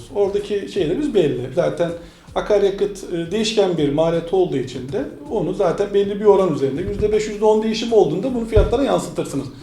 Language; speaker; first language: Turkish; native; Turkish